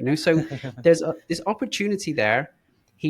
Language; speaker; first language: English; native; English